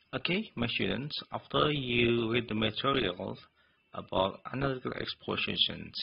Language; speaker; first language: English; non-native, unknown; Indonesian